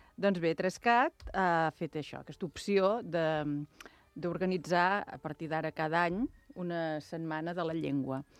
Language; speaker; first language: Catalan; native; Catalan